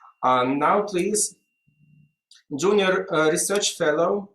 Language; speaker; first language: English; non-native, fluent; Russian